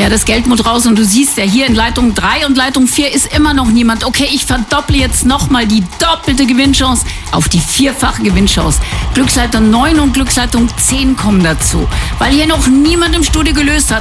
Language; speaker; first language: German; native; German